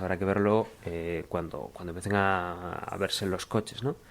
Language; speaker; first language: Spanish; native; Spanish